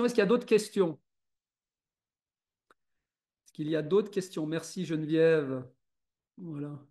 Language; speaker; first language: French; native; French